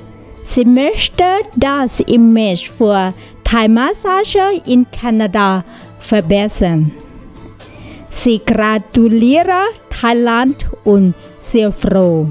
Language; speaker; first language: German; non-native, learner; Thai